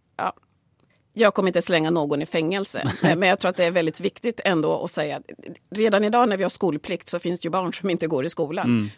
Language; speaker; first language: Swedish; early bilingual, other home language; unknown